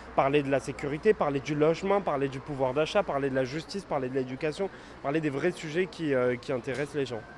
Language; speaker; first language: French; native; French